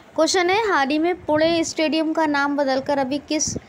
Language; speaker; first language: Hindi; native; Hindi